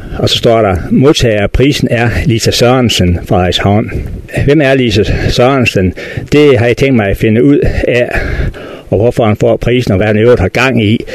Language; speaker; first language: Danish; native; Danish